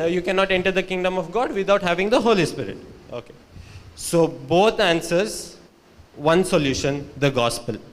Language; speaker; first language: English; non-native, local second language; Kannada